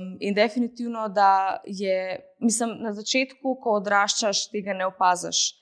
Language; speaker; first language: Slovenian; early bilingual, other home language; Bosnian